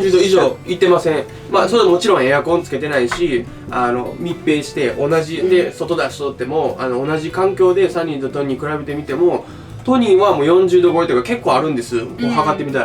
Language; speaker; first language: Japanese; native; Japanese